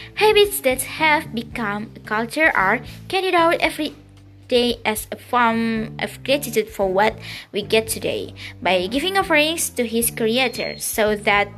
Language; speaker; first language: English; non-native, learner; Indonesian